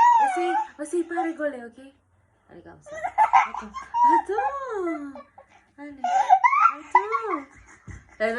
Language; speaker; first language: French; non-native, learner; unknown